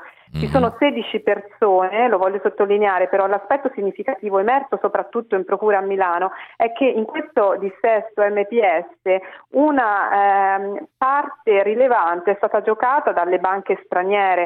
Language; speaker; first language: Italian; native; Italian